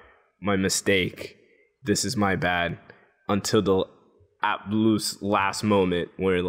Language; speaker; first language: English; native; English